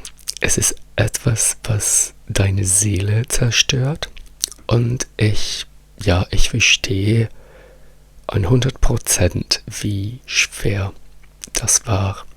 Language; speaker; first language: German; non-native, fluent; Italian